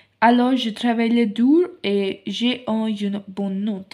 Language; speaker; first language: French; non-native, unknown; Hindi